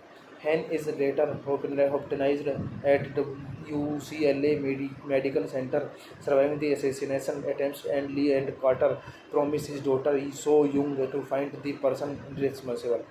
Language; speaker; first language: English; non-native, learner; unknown